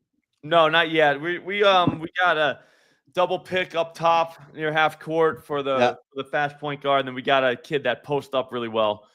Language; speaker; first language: English; native; English